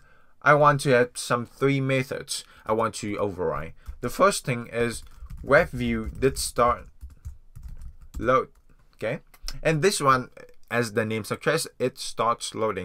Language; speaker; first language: English; non-native, fluent; Vietnamese